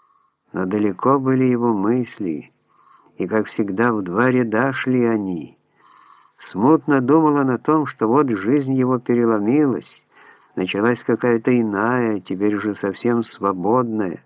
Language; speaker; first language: Russian; native; Russian